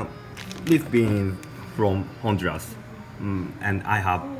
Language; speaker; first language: English; non-native, learner; Japanese